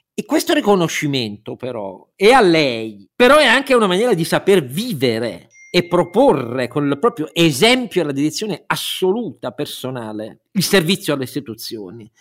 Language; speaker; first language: Italian; native; Italian